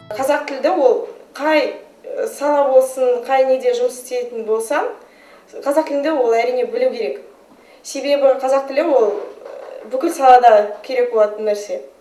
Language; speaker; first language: Kazakh; non-native, local second language; Russian